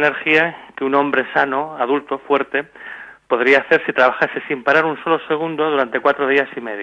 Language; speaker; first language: Spanish; native; Spanish